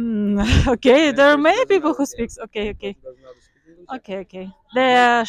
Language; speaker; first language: English; non-native, learner; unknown